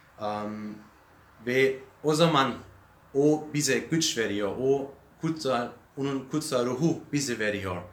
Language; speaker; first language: Turkish; non-native, learner; German